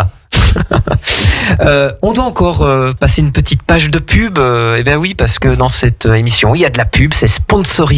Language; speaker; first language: French; native; French